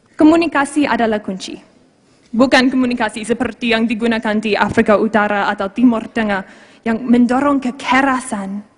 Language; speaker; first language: Malay; non-native, fluent; English